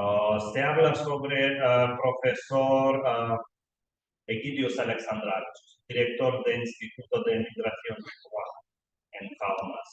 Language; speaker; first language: Spanish; non-native, learner; Lithuanian